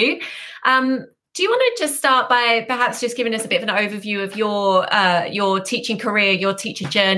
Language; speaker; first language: English; native; English